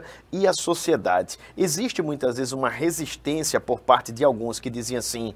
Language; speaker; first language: Portuguese; native; Portuguese